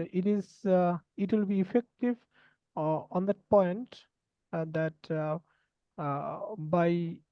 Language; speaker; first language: English; non-native, learner; Bangla